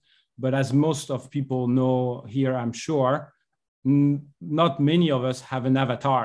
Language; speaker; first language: English; non-native, fluent; French